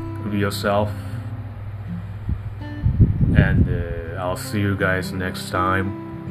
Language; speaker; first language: English; non-native, fluent; Japanese